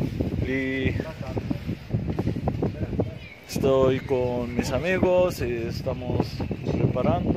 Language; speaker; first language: Spanish; non-native, fluent; Arabic